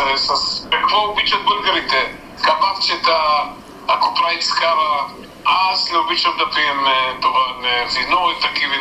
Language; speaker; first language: Bulgarian; early bilingual, heritage; Bulgarian